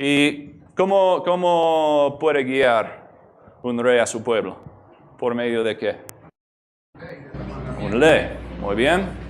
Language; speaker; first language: Spanish; non-native, fluent; English